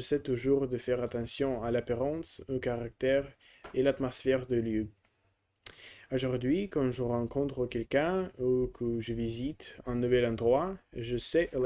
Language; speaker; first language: French; non-native, learner; Russian